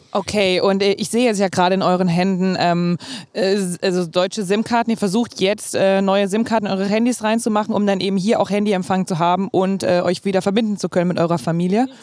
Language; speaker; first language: German; native; German